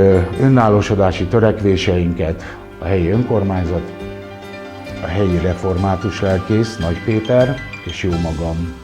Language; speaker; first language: Hungarian; native; Hungarian